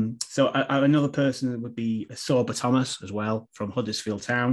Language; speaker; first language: English; native; English